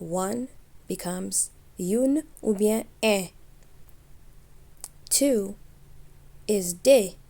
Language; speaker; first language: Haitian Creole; early bilingual, heritage; Haitian Creole